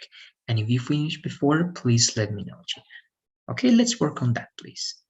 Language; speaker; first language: English; non-native, fluent; Spanish